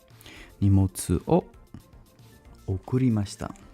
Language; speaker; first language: Japanese; non-native, learner; Italian